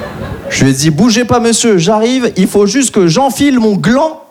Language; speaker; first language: French; native; French